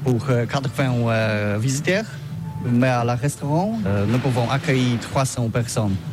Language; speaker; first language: French; non-native, learner; Polish